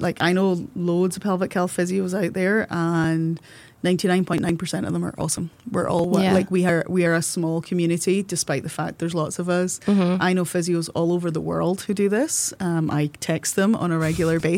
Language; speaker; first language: English; native; English